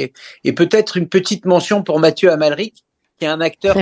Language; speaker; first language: French; native; French